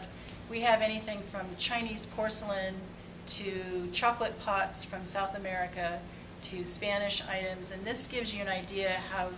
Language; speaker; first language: English; native; English